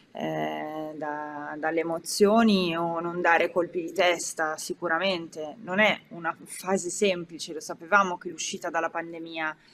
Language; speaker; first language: Italian; native; Italian